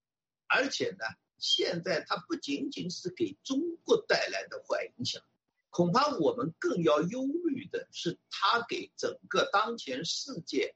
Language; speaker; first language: Chinese; native; Chinese